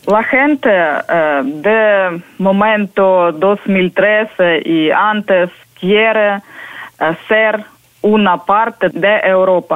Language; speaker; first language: Spanish; non-native, learner; Ukrainian